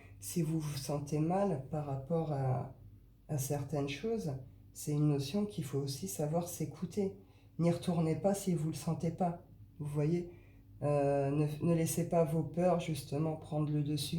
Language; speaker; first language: French; native; French